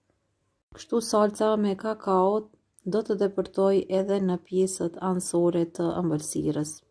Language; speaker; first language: Albanian; native; Albanian